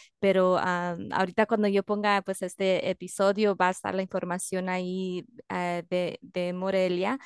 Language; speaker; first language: Spanish; early bilingual, heritage; Spanish